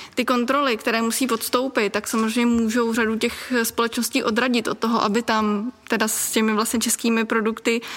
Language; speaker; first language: Czech; non-native, fluent; English